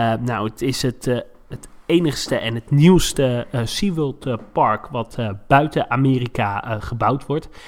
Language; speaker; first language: Dutch; native; Dutch